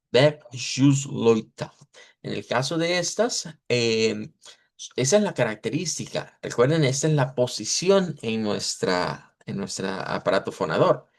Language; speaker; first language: Spanish; native; Spanish